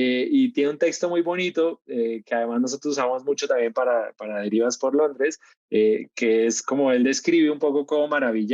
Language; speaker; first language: Spanish; native; Spanish